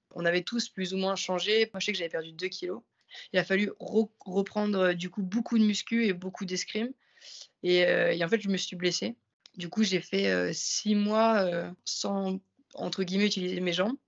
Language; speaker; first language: French; native; French